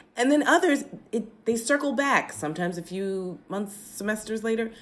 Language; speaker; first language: English; native; English